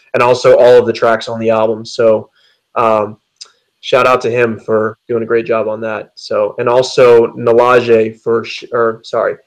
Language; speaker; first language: English; native; English